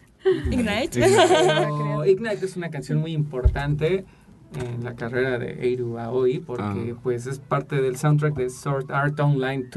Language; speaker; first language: Spanish; native; Spanish